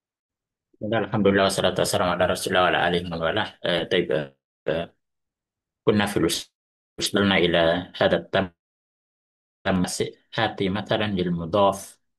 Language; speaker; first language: Arabic; non-native, fluent; Indonesian